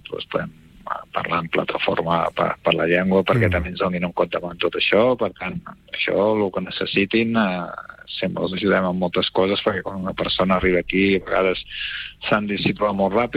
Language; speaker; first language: Catalan; native; Catalan